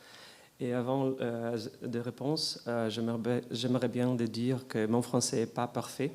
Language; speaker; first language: French; non-native, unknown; Ukrainian